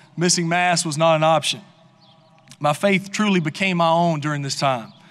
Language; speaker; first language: English; native; English